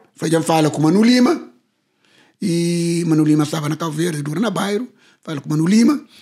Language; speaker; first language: Portuguese; non-native, local second language; Kabuverdianu